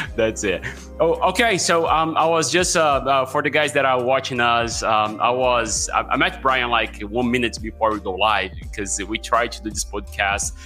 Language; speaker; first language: English; non-native, fluent; Portuguese